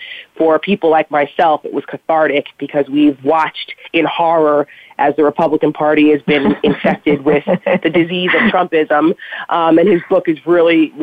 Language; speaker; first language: English; native; English